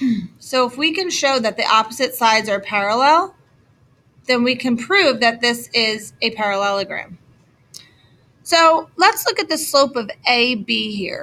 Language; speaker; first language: English; native; English